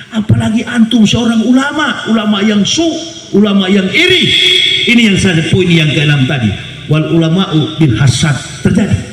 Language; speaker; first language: Indonesian; native; Indonesian